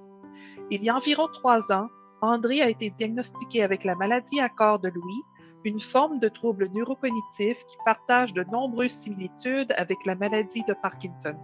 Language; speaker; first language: French; native; French